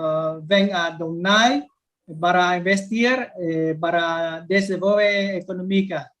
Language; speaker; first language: Spanish; non-native, learner; Vietnamese